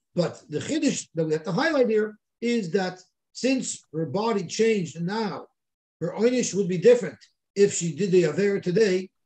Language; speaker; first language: English; native; English